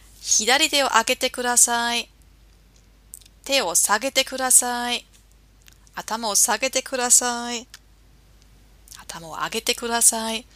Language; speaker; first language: Japanese; non-native, fluent; German